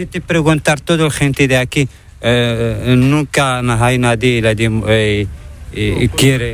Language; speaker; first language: Spanish; non-native, learner; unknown